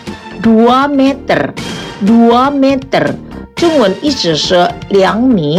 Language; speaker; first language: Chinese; non-native, fluent; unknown